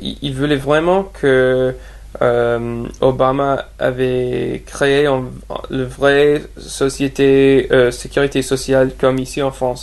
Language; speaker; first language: French; non-native, fluent; English